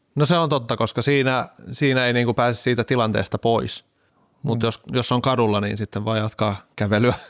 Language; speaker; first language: Finnish; native; Finnish